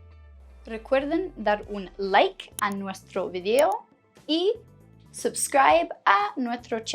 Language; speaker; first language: Spanish; non-native, fluent; English